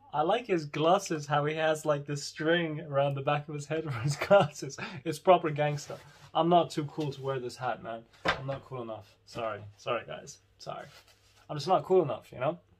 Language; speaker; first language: English; native; English